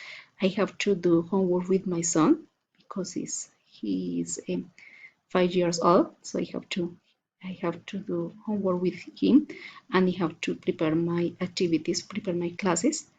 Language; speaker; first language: English; non-native, learner; Spanish